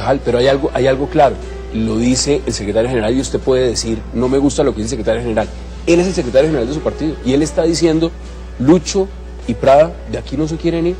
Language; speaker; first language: Spanish; native; Spanish